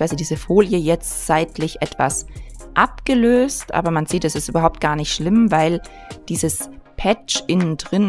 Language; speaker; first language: German; native; German